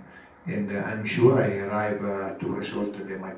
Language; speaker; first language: English; non-native, learner; Italian